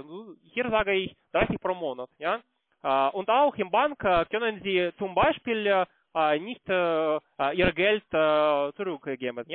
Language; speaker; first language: German; non-native, learner; Russian